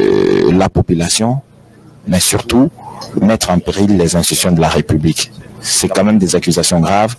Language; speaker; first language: French; non-native, local second language; Lingala